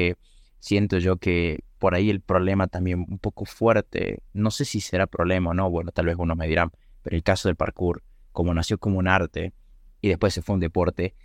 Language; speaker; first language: Spanish; native; Spanish